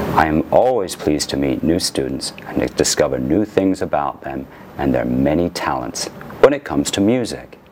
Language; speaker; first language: English; native; English